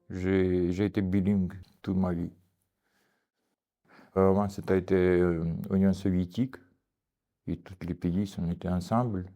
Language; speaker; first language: French; non-native, learner; Ukrainian